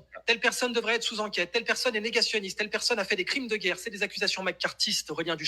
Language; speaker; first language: French; native; French